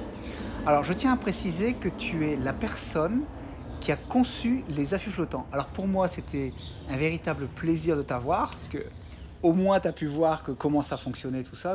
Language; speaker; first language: French; native; French